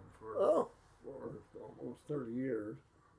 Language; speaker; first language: English; native; English